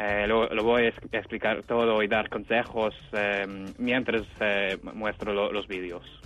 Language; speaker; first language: Spanish; non-native, fluent; English